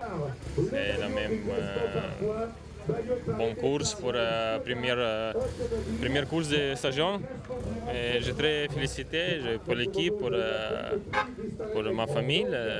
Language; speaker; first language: French; non-native, learner; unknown